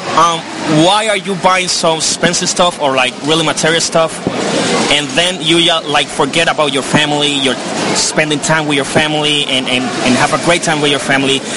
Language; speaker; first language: English; non-native, fluent; Spanish